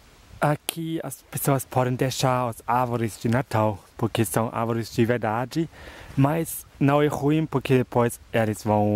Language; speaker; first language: Portuguese; non-native, fluent; German